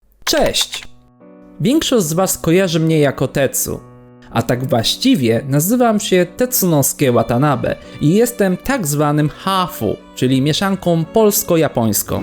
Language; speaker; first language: Polish; early bilingual, heritage; Polish